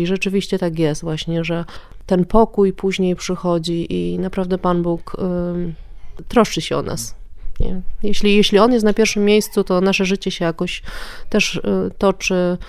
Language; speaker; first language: Polish; native; Polish